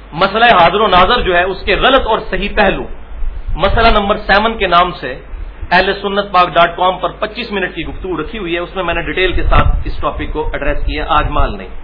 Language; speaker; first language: Urdu; non-native, local second language; Punjabi